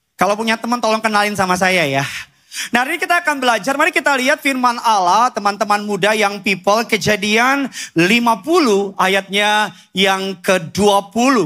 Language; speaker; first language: Indonesian; native; Indonesian